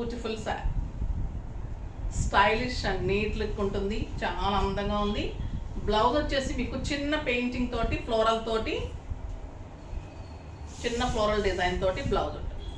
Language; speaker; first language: Telugu; native; Telugu